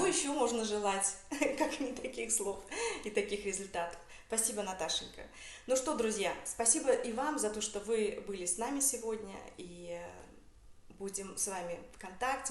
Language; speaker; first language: Russian; native; Russian